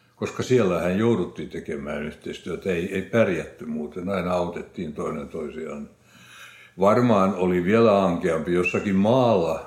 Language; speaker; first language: Finnish; non-native, local second language; Swedish